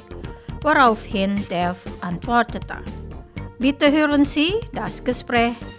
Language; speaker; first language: German; non-native, fluent; Indonesian